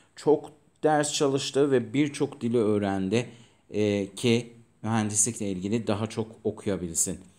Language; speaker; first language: Turkish; native; Turkish